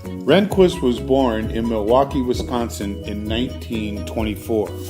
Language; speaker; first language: English; native; English